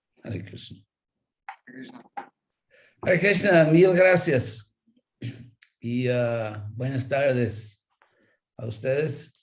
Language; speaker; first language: Spanish; non-native, fluent; English